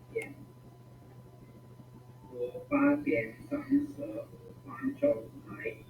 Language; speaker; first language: Chinese; non-native, learner; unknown